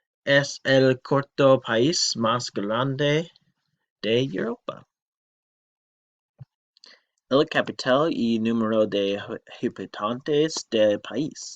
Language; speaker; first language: Spanish; non-native, learner; English